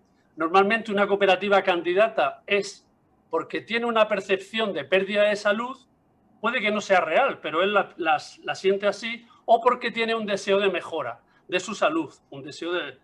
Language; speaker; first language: Spanish; native; Spanish